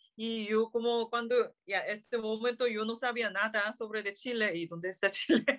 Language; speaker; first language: Spanish; non-native, learner; Korean